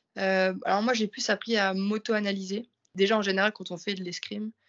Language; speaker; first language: French; native; French